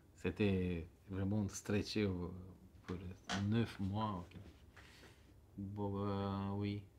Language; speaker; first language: French; non-native, fluent; Romanian